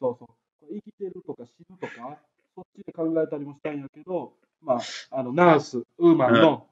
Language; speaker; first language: Japanese; native; Japanese